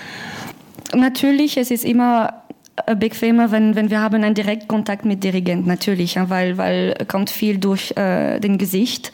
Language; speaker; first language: German; non-native, learner; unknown